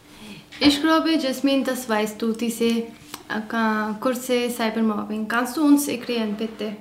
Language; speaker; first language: German; non-native, learner; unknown